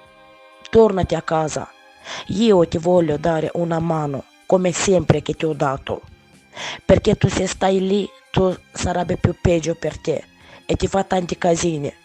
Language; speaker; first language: Italian; non-native, learner; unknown